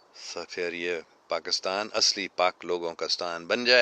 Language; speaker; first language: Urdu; non-native, fluent; English